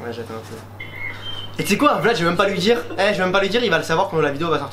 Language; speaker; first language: French; native; French